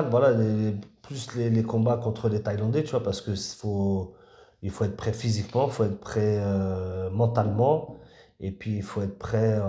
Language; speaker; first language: French; native; French